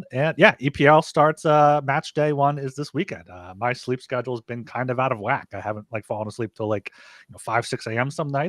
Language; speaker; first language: English; native; English